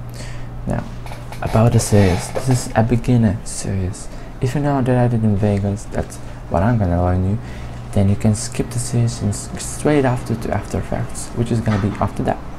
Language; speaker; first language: English; non-native, learner; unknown